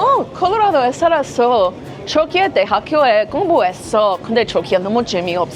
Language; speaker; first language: Korean; non-native, learner; English